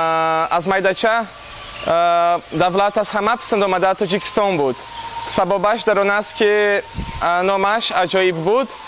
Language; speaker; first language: Persian; non-native, learner; Portuguese